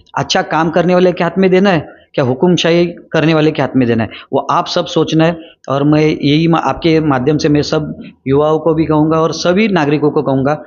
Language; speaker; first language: Hindi; non-native, local second language; Marathi